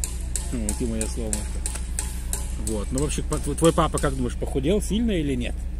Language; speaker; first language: Russian; native; Russian